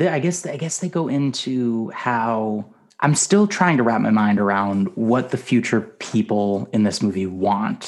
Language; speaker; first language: English; native; English